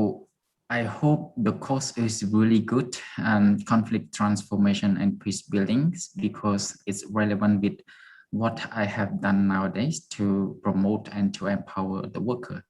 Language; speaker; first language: English; non-native, fluent; Khmer